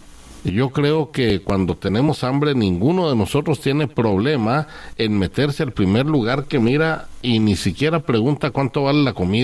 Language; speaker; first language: Spanish; native; Spanish